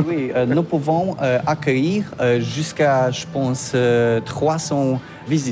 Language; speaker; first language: French; non-native, learner; Polish